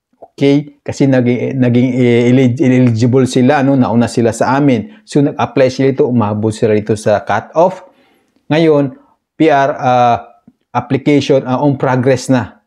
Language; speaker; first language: Filipino; native; Filipino